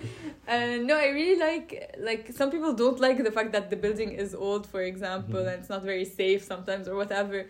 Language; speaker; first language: English; non-native, fluent; Arabic